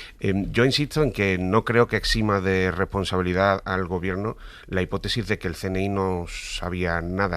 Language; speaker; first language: Spanish; native; Spanish